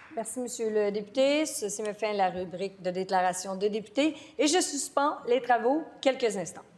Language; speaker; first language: French; native; French